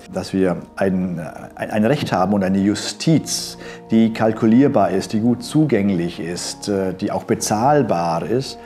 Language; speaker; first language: German; native; German